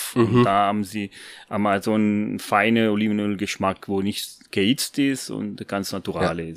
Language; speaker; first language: German; non-native, fluent; Italian